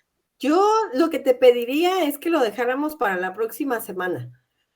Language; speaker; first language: Spanish; native; Spanish